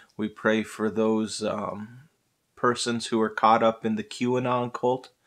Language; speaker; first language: English; native; English